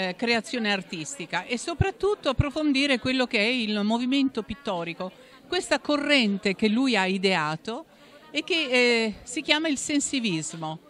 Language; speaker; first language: Italian; native; Italian